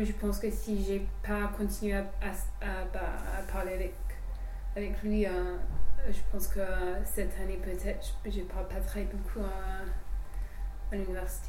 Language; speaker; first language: French; non-native, fluent; English